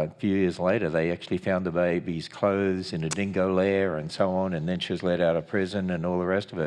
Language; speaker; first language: English; native; English